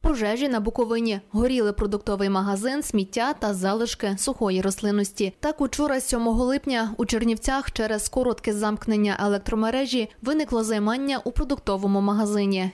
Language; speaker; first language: Ukrainian; native; Ukrainian